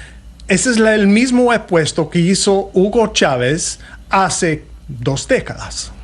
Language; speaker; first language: Spanish; non-native, fluent; English